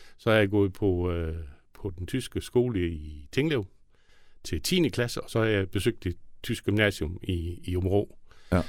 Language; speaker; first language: Danish; native; Danish